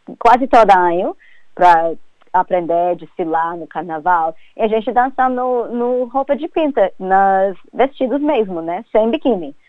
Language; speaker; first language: Portuguese; non-native, fluent; English